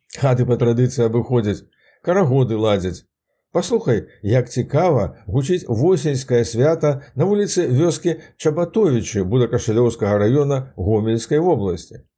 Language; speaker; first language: Belarusian; native; Belarusian